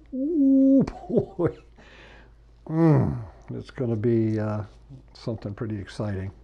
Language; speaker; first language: English; native; English